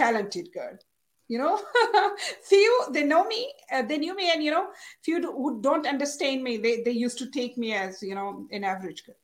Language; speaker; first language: English; non-native, local second language; Urdu